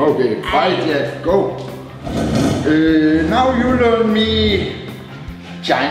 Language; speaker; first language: English; non-native, learner; Danish